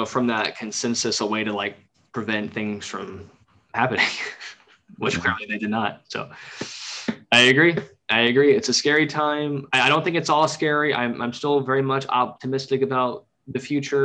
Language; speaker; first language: English; native; English